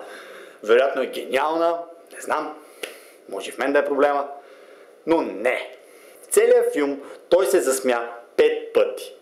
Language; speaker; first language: Bulgarian; native; Bulgarian